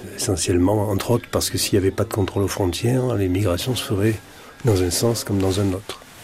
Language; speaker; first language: French; native; French